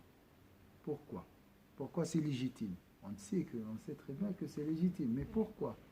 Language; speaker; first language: French; non-native, local second language; Arabic